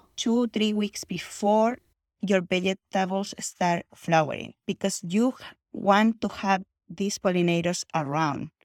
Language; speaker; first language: English; non-native, fluent; Spanish